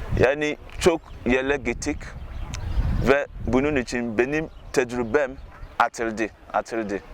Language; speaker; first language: Turkish; non-native, learner; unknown